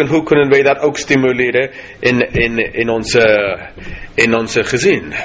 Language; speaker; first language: Dutch; non-native, fluent; English